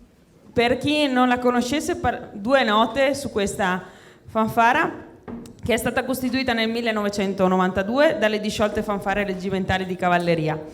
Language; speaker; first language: Italian; native; Italian